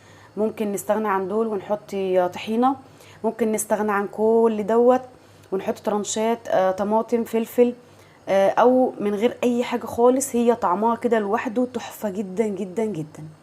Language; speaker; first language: Arabic; native; Arabic